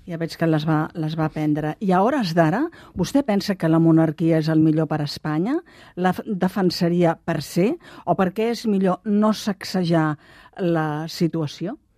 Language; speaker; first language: Catalan; native; Catalan